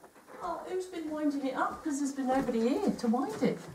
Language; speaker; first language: English; native; English